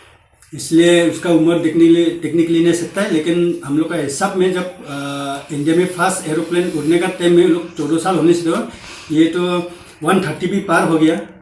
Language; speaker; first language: Hindi; non-native, local second language; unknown